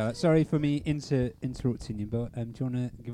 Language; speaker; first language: English; native; English